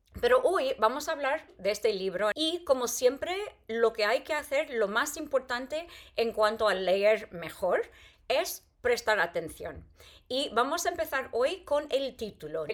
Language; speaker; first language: Spanish; non-native, fluent; English